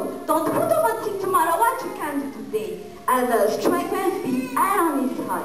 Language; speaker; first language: English; non-native, learner; Malagasy